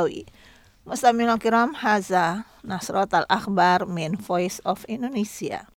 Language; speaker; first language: Arabic; non-native, fluent; Indonesian